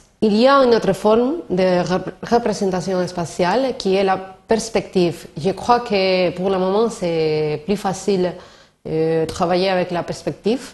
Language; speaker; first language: French; non-native, learner; Spanish